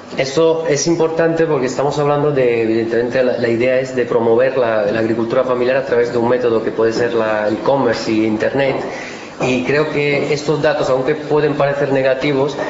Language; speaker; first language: Spanish; non-native, fluent; Italian